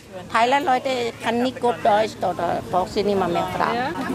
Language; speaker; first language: German; non-native, learner; Thai